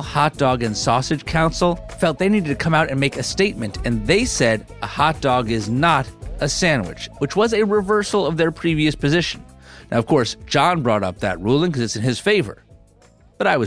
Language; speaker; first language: English; native; English